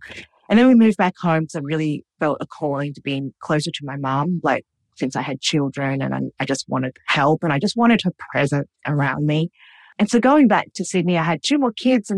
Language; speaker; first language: English; native; English